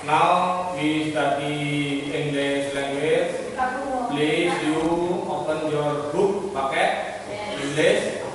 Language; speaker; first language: English; non-native, learner; Indonesian